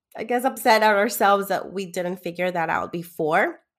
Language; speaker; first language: English; early bilingual, other home language; Spanish